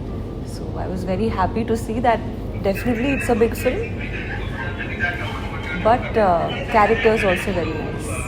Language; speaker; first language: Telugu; non-native, learner; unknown